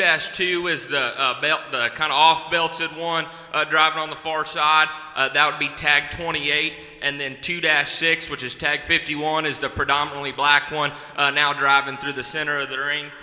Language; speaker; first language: English; native; English